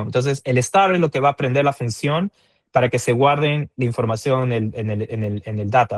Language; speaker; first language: Spanish; native; Spanish